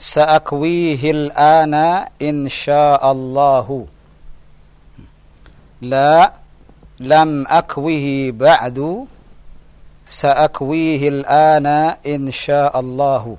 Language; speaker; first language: Arabic; non-native, fluent; Indonesian